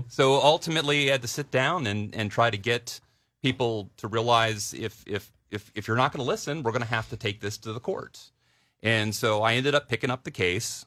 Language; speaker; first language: English; native; English